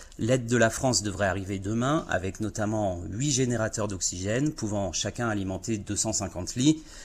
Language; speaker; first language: French; native; French